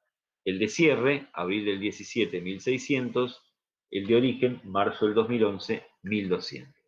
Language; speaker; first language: Spanish; native; Spanish